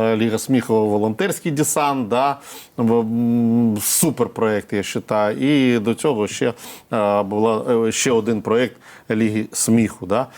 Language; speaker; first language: Ukrainian; non-native, local second language; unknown